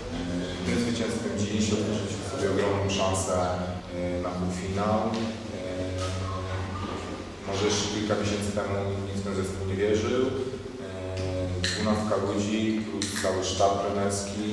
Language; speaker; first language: Polish; native; Polish